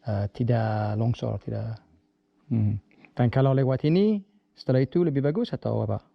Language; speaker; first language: Indonesian; non-native, learner; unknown